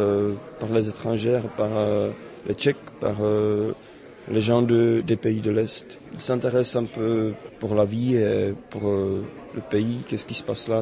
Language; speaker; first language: French; non-native, fluent; Czech